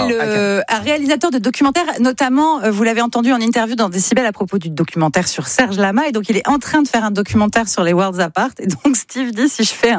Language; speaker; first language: French; native; French